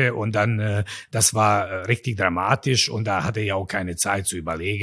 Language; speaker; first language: German; non-native, fluent; Croatian